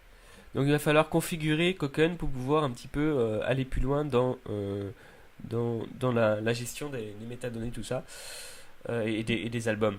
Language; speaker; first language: French; native; French